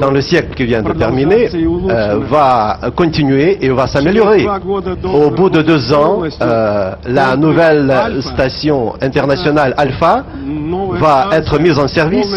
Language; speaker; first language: French; non-native, fluent; Russian